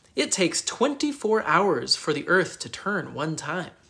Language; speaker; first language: English; native; English